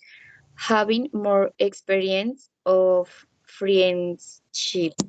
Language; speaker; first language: English; non-native, learner; Spanish